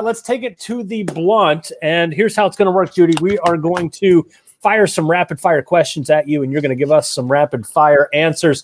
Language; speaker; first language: English; native; English